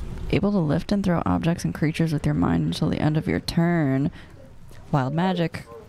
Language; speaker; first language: English; native; English